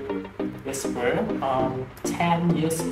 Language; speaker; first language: English; non-native, learner; Vietnamese